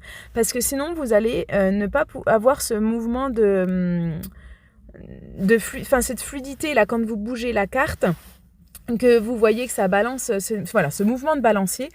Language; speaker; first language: French; native; French